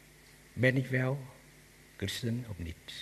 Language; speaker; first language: Dutch; non-native, learner; Vietnamese